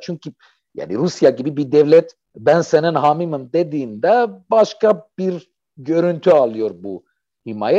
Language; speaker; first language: Turkish; non-native, fluent; Arabic